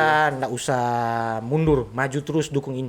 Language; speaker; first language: Indonesian; non-native, local second language; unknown